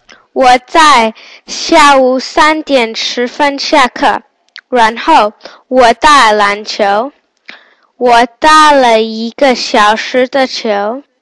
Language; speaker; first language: Chinese; non-native, learner; English